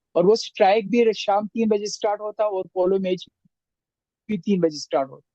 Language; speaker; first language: Urdu; non-native, local second language; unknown